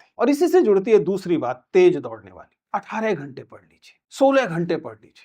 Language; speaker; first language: Hindi; native; Hindi